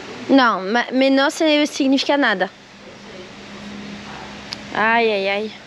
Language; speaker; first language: Portuguese; non-native, learner; French